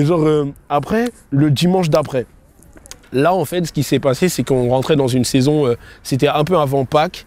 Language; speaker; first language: French; native; French